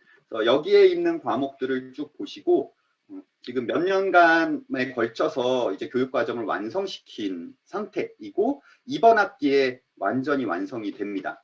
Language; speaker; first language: Korean; native; Korean